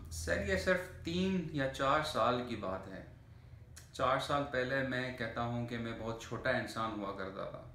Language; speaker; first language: Urdu; non-native, fluent; Persian